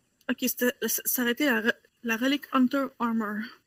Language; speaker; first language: French; native; French